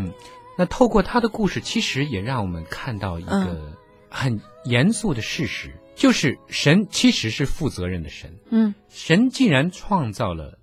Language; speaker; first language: Chinese; native; Chinese